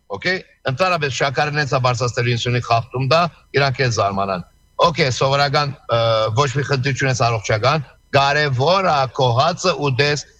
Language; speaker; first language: Armenian; native; Armenian